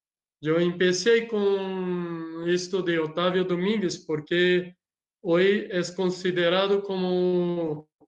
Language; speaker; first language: Spanish; non-native, learner; Portuguese